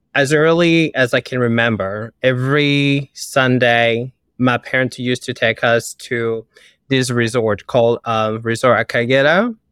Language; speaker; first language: English; early bilingual, other home language; Kinyarwanda